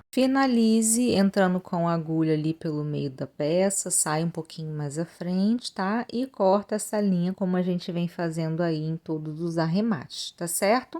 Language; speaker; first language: Portuguese; native; Portuguese